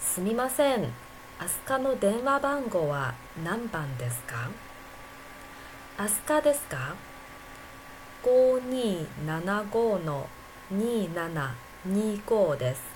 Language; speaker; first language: Japanese; non-native, fluent; Chinese